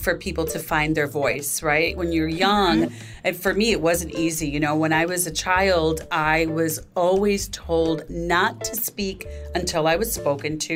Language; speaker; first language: English; native; English